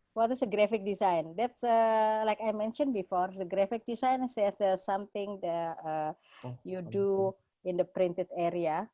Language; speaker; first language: English; non-native, fluent; Indonesian